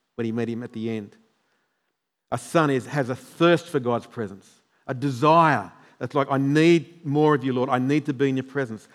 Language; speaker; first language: English; native; English